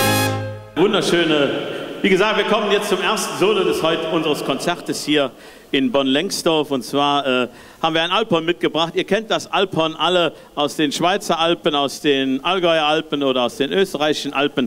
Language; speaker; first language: German; native; German